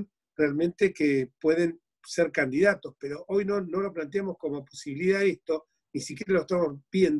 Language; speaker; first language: Spanish; native; Spanish